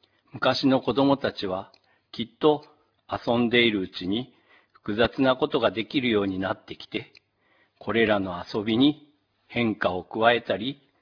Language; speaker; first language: Japanese; native; Japanese